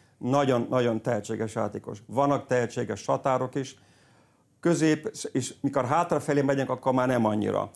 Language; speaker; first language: Hungarian; early bilingual, heritage; Hungarian